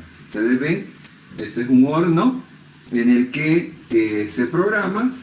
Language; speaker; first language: Spanish; native; Spanish